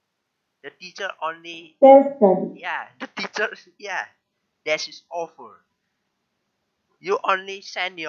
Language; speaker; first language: English; non-native, learner; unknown